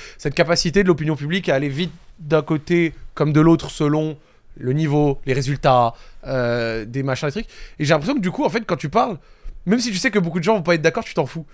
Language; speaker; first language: French; native; French